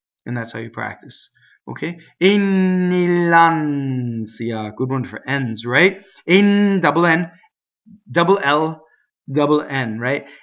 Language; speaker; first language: English; native; English